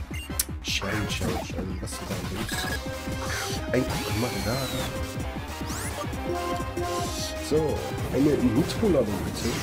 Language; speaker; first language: German; native; German